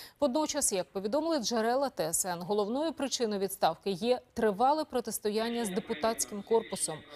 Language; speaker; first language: Ukrainian; native; Ukrainian